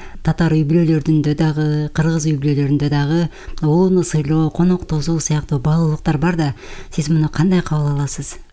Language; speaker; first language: Kyrgyz; native; Kyrgyz